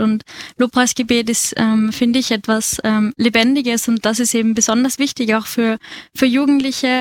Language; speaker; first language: German; native; German